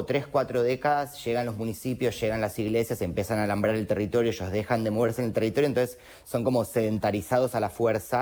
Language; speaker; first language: Spanish; native; Spanish